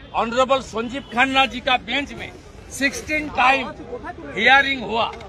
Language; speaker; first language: Hindi; non-native, local second language; Bangla